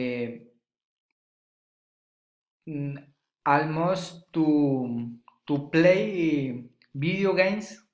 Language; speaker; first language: English; non-native, learner; Spanish